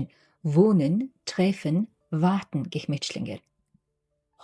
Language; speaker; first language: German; non-native, fluent; Mongolian